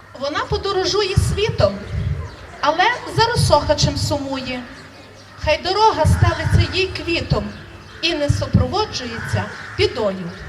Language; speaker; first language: Ukrainian; native; Ukrainian